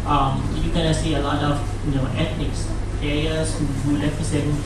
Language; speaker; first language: English; non-native, fluent; Thai